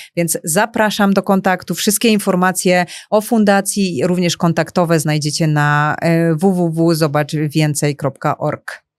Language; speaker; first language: Polish; native; Polish